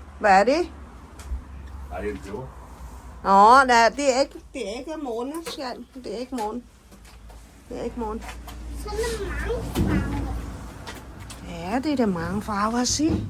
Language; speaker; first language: Danish; non-native, learner; Thai